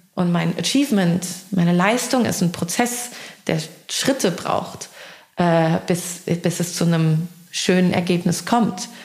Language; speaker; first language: German; early bilingual, other home language; Persian